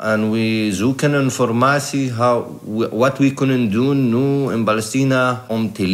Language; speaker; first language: Dutch; non-native, learner; Arabic